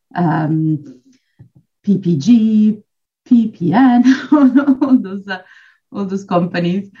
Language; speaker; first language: English; non-native, fluent; Italian